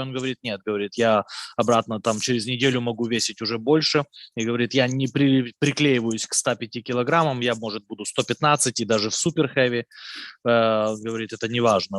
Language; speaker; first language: Russian; native; Russian